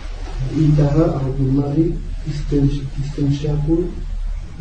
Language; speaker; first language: Arabic; non-native, learner; French